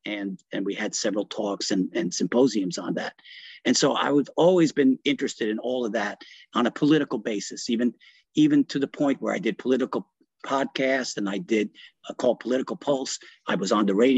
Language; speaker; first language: English; early bilingual, other home language; Italian